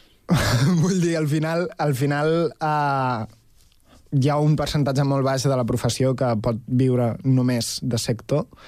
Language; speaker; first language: Catalan; native; Catalan